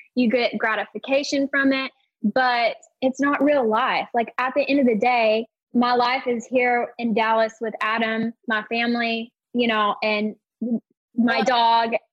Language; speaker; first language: English; native; English